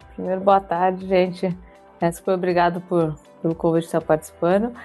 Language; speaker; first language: Portuguese; native; Portuguese